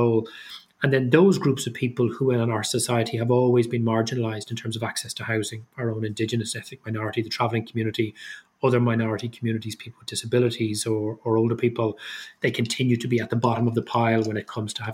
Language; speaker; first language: English; native; English